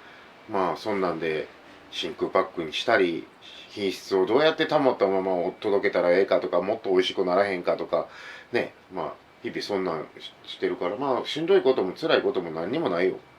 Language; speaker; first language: Japanese; native; Japanese